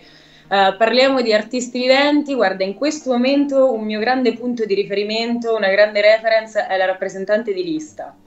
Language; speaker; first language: Italian; native; Italian